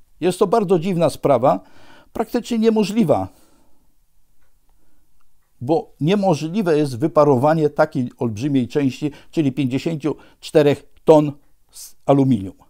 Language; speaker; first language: Polish; native; Polish